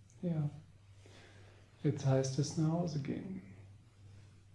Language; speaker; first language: German; native; German